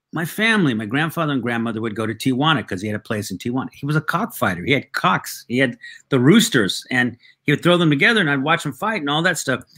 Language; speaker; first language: English; early bilingual, other home language; Spanish